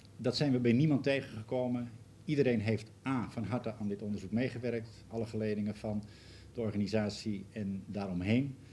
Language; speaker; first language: Dutch; native; Dutch